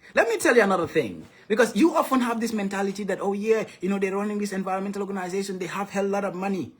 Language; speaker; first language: English; non-native, local second language; Wolof